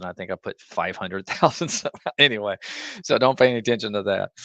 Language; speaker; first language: English; native; English